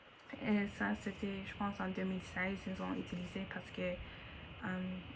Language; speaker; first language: French; non-native, learner; English